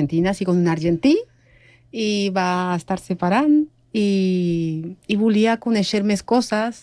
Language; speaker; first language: Catalan; non-native, fluent; Spanish